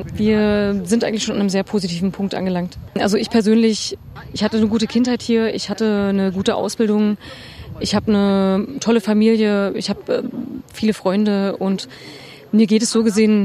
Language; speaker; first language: German; native; German